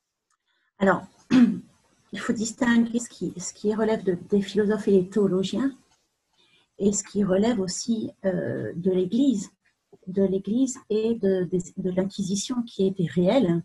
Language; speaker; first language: French; native; French